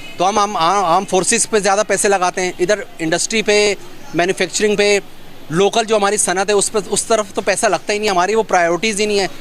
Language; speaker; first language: Urdu; non-native, local second language; Punjabi